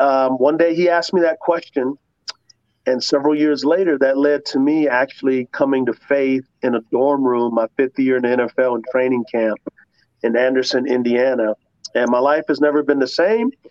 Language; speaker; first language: English; native; English